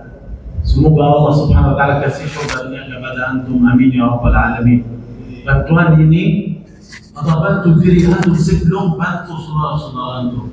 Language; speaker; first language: Indonesian; non-native, fluent; Arabic